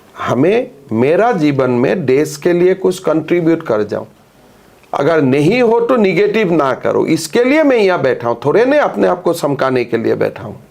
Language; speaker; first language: Hindi; non-native, local second language; Assamese